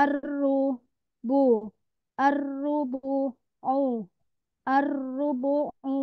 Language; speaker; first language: Arabic; non-native, learner; Indonesian